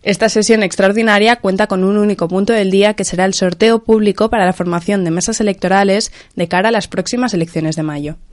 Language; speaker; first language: Spanish; non-native, local second language; Catalan